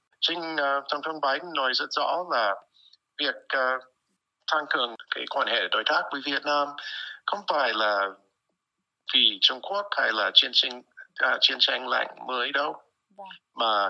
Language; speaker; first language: Vietnamese; non-native, fluent; English